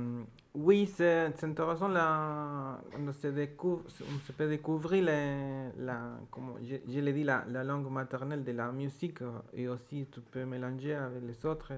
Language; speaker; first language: French; non-native, learner; Spanish